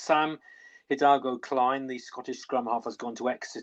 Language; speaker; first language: English; native; English